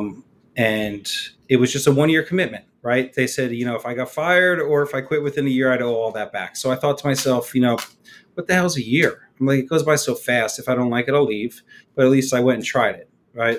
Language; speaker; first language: English; native; English